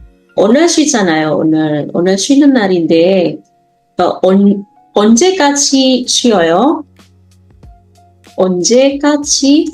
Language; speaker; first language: Korean; non-native, fluent; Indonesian